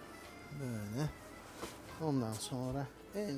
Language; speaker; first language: Turkish; non-native, fluent; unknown